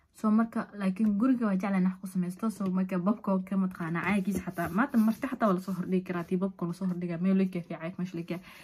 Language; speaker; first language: Somali; early bilingual, heritage; Somali